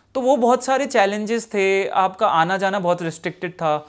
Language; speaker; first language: Hindi; native; Hindi